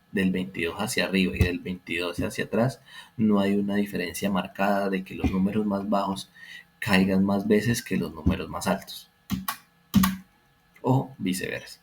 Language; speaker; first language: Spanish; native; Spanish